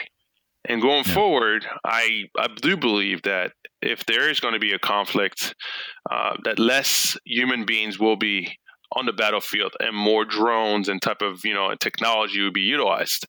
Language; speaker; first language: English; early bilingual, other home language; French